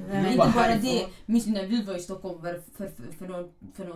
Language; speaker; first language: Swedish; early bilingual, other home language; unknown